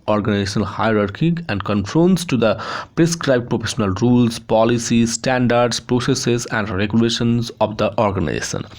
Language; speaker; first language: English; non-native, local second language; Bangla